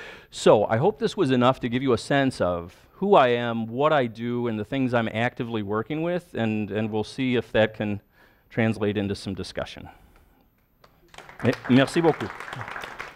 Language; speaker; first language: English; native; English